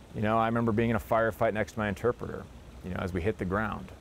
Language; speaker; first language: English; native; English